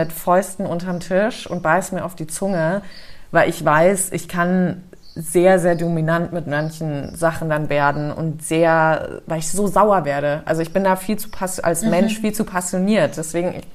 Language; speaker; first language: German; early bilingual, heritage; German